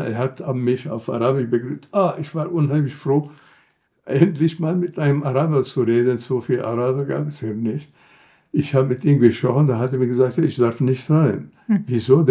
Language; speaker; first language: German; non-native, fluent; Arabic